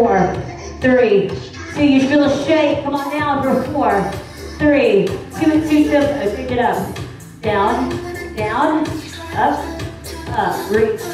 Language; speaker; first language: English; native; English